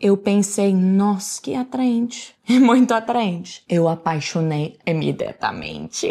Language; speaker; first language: Portuguese; non-native, fluent; English